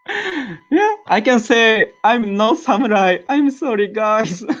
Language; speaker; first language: English; non-native, learner; Japanese